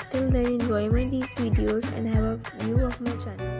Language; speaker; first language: English; non-native, local second language; Urdu